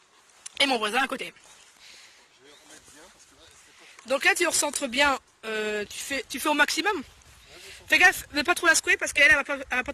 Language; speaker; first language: French; native; French